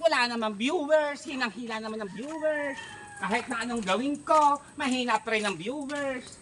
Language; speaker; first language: Filipino; native; Filipino